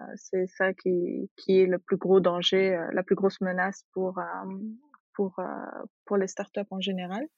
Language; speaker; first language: French; non-native, local second language; Arabic